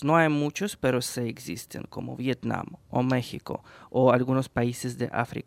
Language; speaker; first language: Spanish; non-native, fluent; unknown